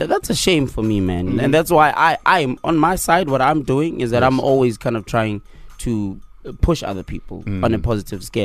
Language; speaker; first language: English; non-native, local second language; Tswana